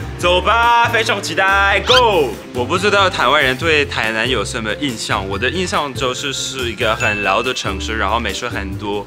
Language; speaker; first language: Chinese; non-native, fluent; French